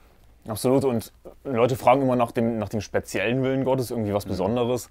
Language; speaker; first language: German; native; German